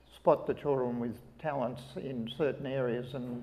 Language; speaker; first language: English; native; English